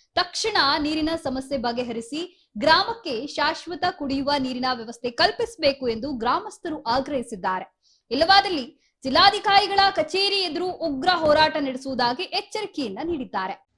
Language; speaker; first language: Kannada; native; Kannada